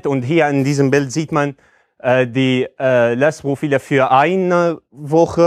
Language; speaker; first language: German; non-native, fluent; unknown